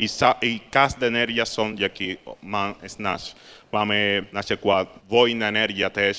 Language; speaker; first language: Polish; non-native, learner; Spanish